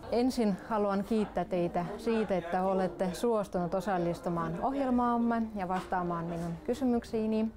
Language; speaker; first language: Finnish; non-native, local second language; Russian